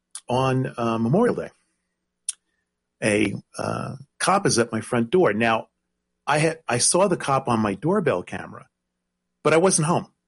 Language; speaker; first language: English; native; English